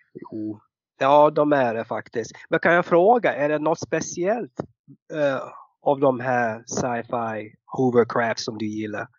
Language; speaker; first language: Swedish; non-native, fluent; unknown